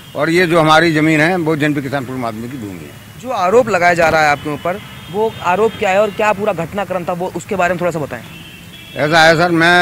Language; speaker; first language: Hindi; native; Hindi